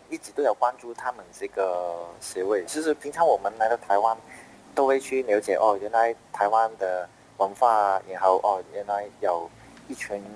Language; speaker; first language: Chinese; non-native, fluent; Cantonese